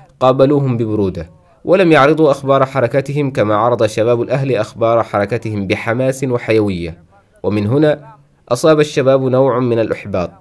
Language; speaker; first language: Arabic; non-native, local second language; Somali